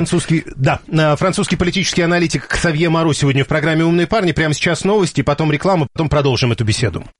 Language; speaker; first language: Russian; native; Russian